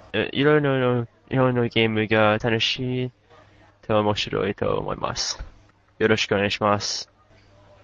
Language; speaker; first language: Japanese; non-native, learner; English